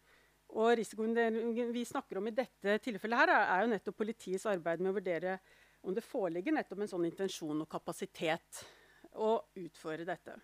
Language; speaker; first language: Norwegian; native; Norwegian